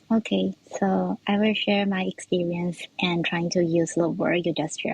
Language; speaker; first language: English; non-native, fluent; Chinese